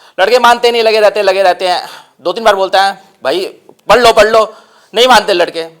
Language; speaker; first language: Hindi; non-native, local second language; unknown